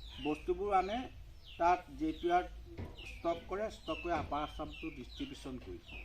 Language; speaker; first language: Assamese; non-native, local second language; Mising